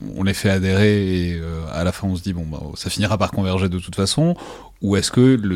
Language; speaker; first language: French; native; French